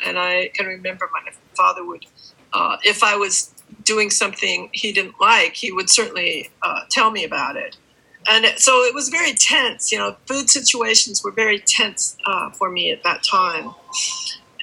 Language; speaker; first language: English; native; English